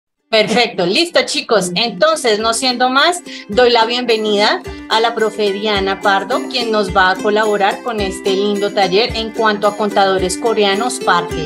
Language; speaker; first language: Spanish; native; Spanish